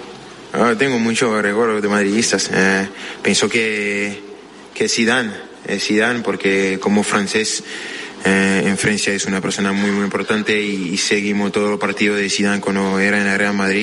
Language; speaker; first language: Spanish; non-native, fluent; French